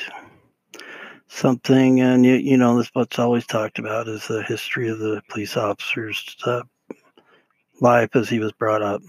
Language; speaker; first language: English; native; English